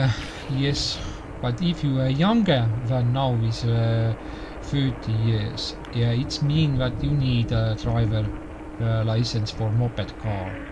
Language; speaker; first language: English; non-native, learner; Estonian